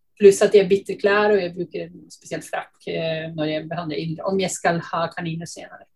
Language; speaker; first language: Norwegian; non-native, fluent; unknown